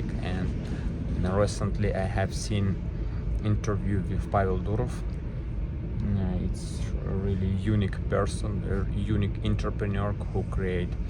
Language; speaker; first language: English; non-native, learner; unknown